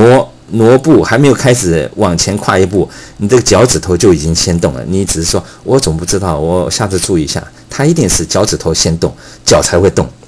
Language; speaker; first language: Chinese; native; Chinese